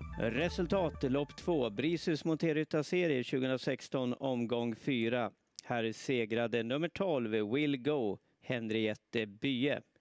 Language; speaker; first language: Swedish; native; Swedish